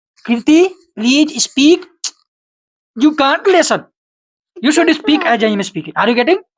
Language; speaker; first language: English; non-native, local second language; Hindi